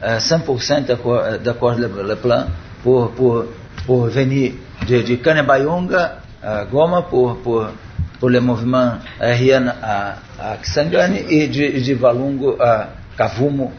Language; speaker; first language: French; non-native, learner; Portuguese